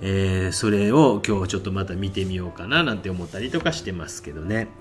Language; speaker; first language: Japanese; native; Japanese